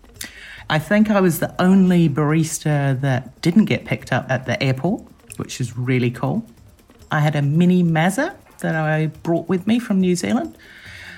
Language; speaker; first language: English; native; English